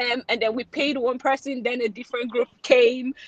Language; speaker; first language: English; non-native, local second language; Yoruba